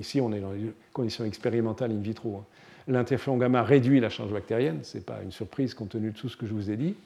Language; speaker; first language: French; native; French